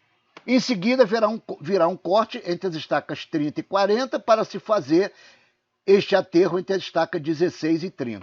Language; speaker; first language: Portuguese; native; Portuguese